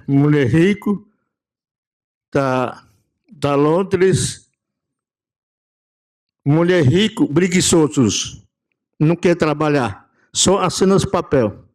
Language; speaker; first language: Portuguese; non-native, local second language; Yanomámi